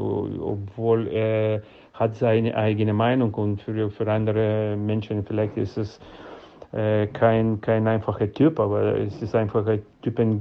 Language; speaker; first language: German; non-native, learner; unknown